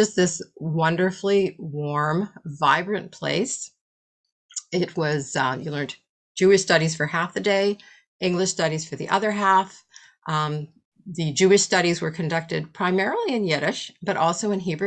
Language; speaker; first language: English; native; English